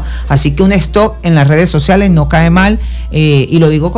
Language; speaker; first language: Spanish; native; Spanish